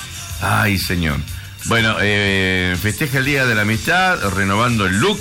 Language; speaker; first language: Spanish; native; Spanish